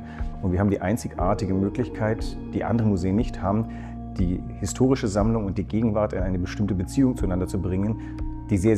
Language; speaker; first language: German; native; German